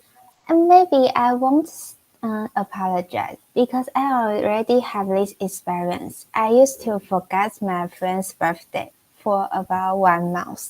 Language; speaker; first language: English; non-native, fluent; Chinese